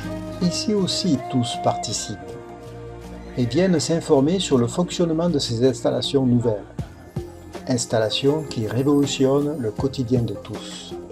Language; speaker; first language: French; native; French